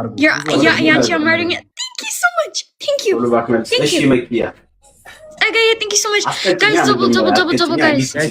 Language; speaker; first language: English; early bilingual, other home language; Amharic